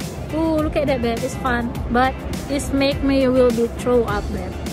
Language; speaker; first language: English; non-native, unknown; Indonesian